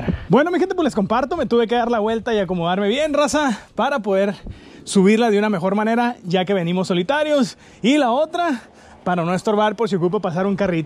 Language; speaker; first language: Spanish; native; Spanish